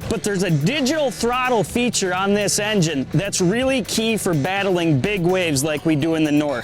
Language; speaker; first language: English; native; English